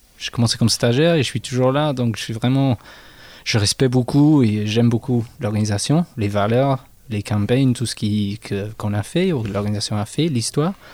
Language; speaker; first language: French; non-native, fluent; English